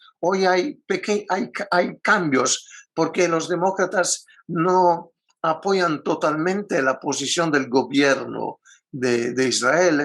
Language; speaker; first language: Spanish; non-native, fluent; Italian